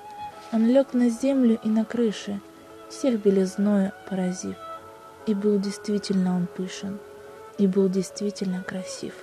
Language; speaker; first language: Russian; native; Russian